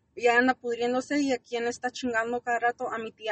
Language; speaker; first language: Spanish; early bilingual, heritage; Spanish